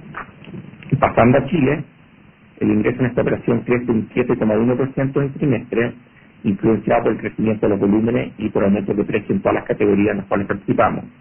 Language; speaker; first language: Spanish; native; Spanish